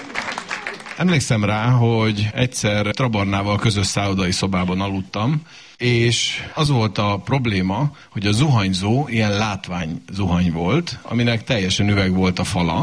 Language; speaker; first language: Hungarian; native; Hungarian